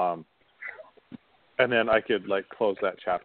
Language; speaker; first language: English; native; English